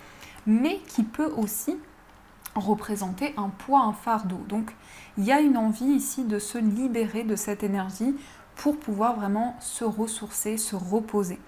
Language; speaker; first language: French; native; French